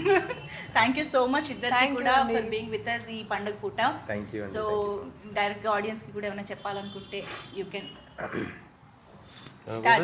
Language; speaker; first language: Telugu; native; Telugu